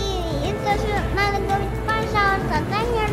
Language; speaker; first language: Russian; early bilingual, heritage; Russian